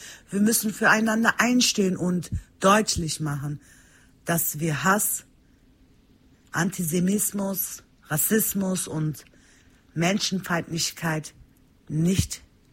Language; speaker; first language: German; early bilingual, other home language; Turkish